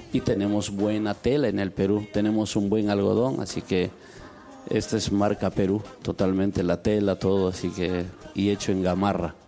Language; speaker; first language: Spanish; non-native, local second language; Quechua